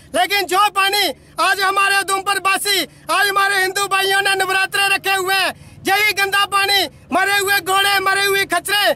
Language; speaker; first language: Hindi; native; Hindi